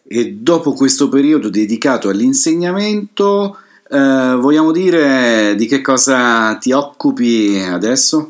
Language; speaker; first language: Italian; native; Italian